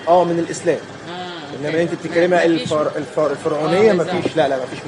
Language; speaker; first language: Arabic; native; Arabic